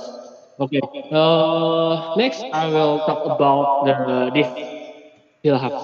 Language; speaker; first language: English; non-native, learner; Indonesian